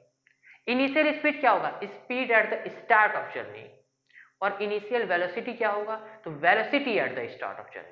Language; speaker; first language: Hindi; native; Hindi